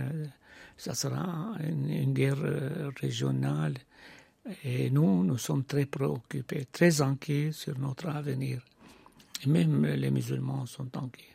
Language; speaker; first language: French; non-native, fluent; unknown